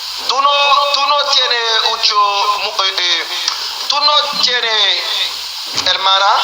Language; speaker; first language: Spanish; non-native, learner; Haitian Creole